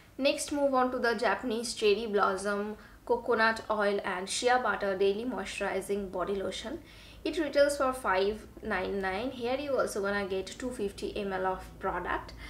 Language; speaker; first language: English; non-native, local second language; Bangla